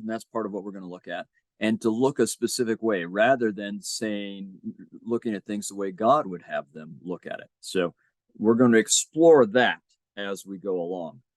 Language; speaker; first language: English; native; English